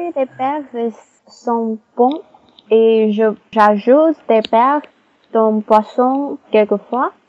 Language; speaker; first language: French; non-native, learner; Chinese